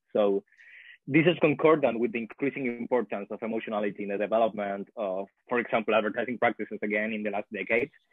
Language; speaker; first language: English; non-native, fluent; Spanish